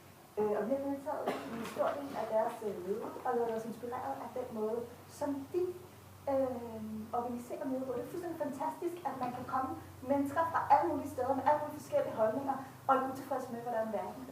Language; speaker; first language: Danish; native; Danish